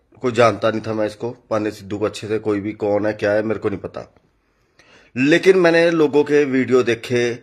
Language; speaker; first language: Hindi; non-native, local second language; Punjabi